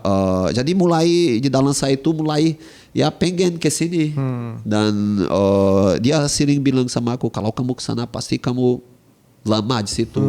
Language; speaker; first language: Indonesian; non-native, fluent; Portuguese